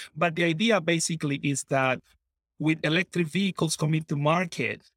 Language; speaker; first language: English; non-native, fluent; Spanish